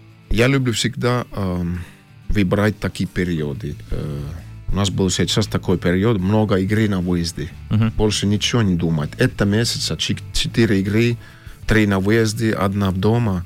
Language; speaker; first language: Russian; non-native, learner; Finnish